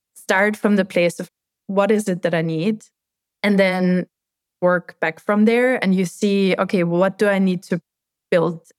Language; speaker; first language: English; non-native, fluent; German